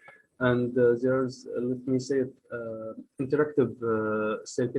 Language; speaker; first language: English; non-native, learner; Turkish